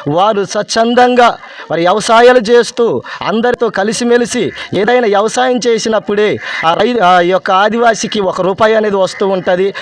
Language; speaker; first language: Telugu; non-native, local second language; Koya